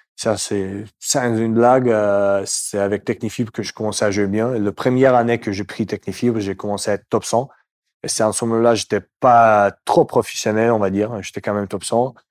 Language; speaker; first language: French; non-native, fluent; Russian